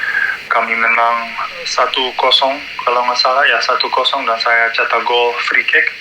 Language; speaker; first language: Indonesian; non-native, learner; Dutch